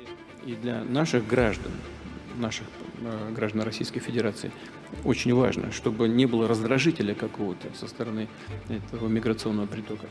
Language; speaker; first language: Russian; native; Russian